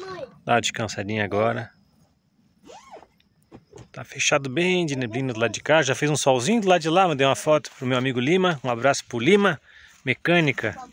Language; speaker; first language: Portuguese; native; Portuguese